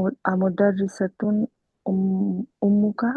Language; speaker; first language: Arabic; non-native, learner; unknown